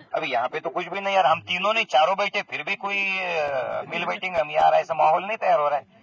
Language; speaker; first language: Hindi; non-native, local second language; Marathi